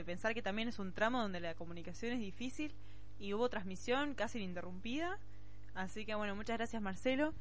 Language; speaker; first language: Spanish; native; Spanish